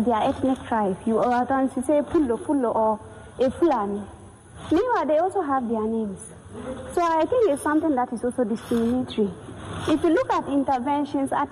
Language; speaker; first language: English; non-native, local second language; Fula